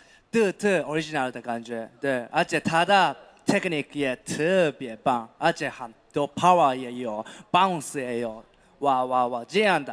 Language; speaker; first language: Chinese; non-native, learner; Japanese